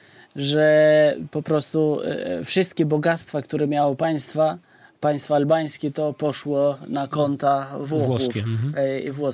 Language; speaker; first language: Polish; non-native, fluent; Albanian